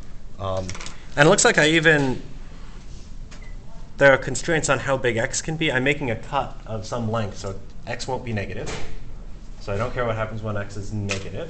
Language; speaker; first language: English; native; English